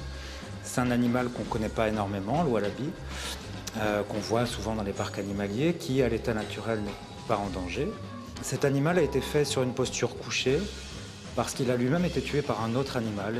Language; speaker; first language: French; native; French